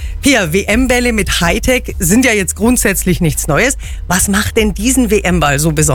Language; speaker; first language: German; native; German